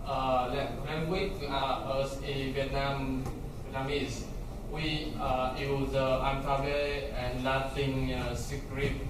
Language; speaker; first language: English; non-native, learner; Vietnamese